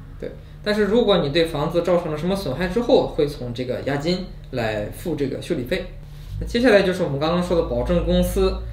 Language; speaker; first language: Chinese; native; Chinese